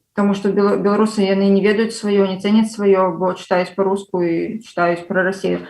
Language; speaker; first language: Belarusian; non-native, local second language; Russian